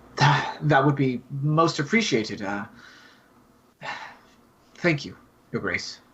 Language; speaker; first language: English; native; English